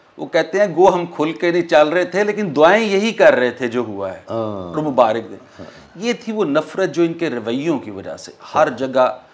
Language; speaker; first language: Urdu; non-native, local second language; Punjabi